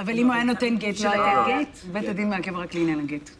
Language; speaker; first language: Hebrew; native; Hebrew